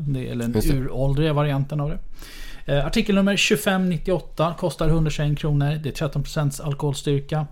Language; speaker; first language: Swedish; native; Swedish